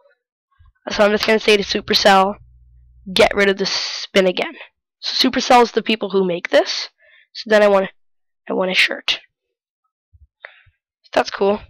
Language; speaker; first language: English; native; English